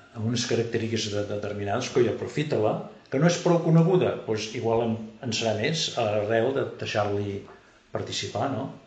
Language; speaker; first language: Catalan; native; Catalan